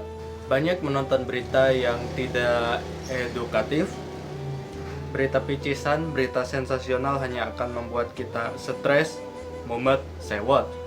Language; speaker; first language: Indonesian; native; Indonesian